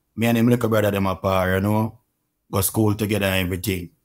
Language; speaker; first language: English; non-native, local second language; Jamaican Creole English